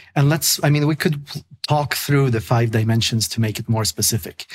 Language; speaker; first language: English; non-native, fluent; Swedish